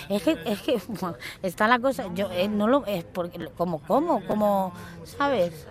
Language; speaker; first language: Spanish; native; Spanish